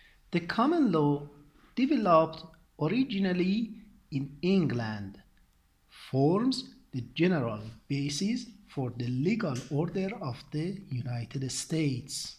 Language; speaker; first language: English; non-native, fluent; Persian